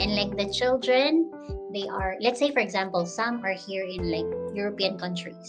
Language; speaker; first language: English; non-native, local second language; Filipino